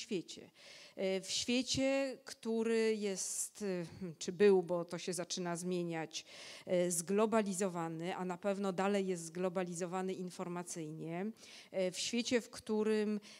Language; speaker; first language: Polish; native; Polish